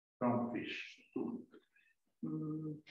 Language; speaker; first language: English; non-native, learner; Italian